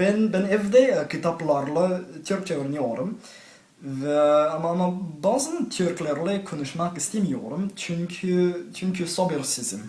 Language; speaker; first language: Turkish; non-native, learner; English